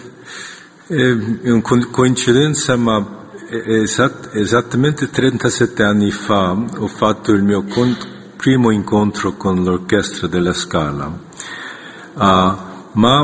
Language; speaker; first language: Italian; non-native, fluent; Korean